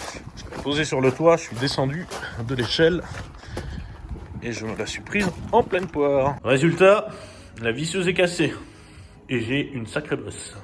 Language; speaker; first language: French; native; French